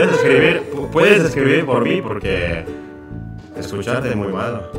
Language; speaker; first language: Spanish; non-native, learner; Indonesian